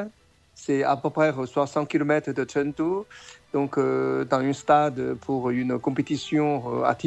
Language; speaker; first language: French; non-native, learner; Chinese